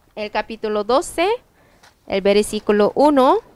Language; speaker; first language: Spanish; non-native, learner; Korean